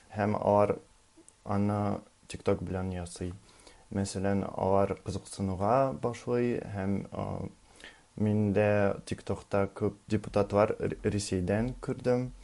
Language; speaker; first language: Tatar; non-native, learner; Russian